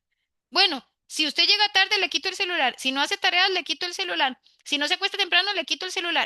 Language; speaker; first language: Spanish; native; Spanish